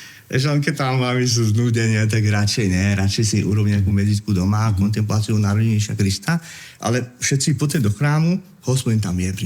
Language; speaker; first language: Slovak; native; Slovak